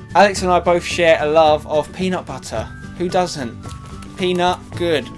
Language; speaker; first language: English; native; English